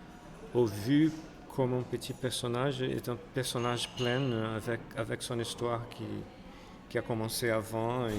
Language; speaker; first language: French; non-native, fluent; Portuguese